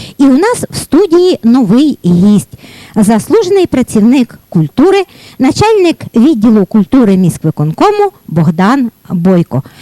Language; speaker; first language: Ukrainian; native; Ukrainian